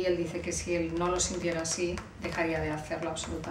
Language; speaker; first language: Spanish; native; Spanish